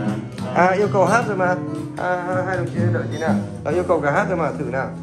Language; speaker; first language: Vietnamese; native; Vietnamese